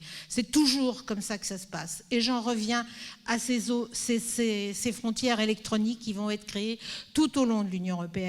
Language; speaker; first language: French; native; French